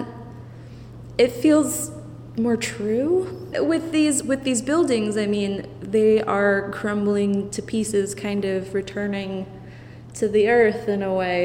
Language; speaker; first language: English; native; English